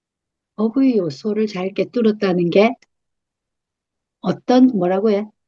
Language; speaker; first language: Korean; native; Korean